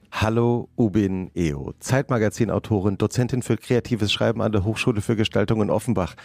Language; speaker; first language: German; native; German